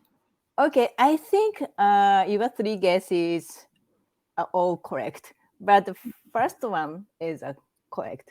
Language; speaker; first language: English; non-native, learner; Japanese